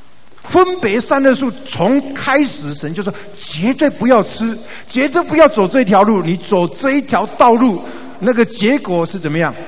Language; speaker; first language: Chinese; native; Chinese